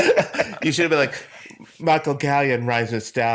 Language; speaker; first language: English; native; English